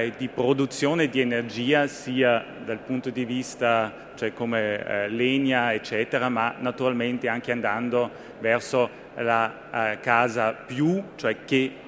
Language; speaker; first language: Italian; non-native, fluent; German